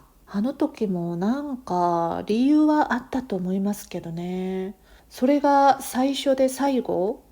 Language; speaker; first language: Japanese; non-native, fluent; Korean